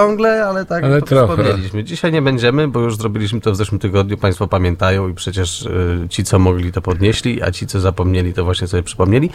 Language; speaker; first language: Polish; native; Polish